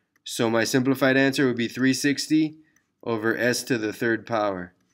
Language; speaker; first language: English; early bilingual, other home language; Spanish